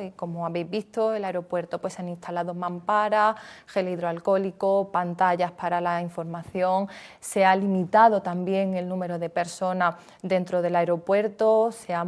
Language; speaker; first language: Spanish; native; Spanish